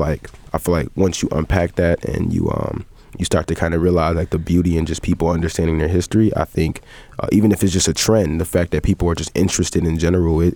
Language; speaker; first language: English; native; English